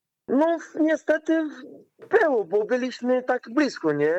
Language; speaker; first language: Polish; non-native, learner; Portuguese